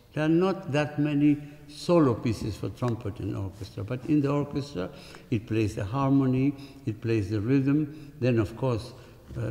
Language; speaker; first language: English; non-native, fluent; Spanish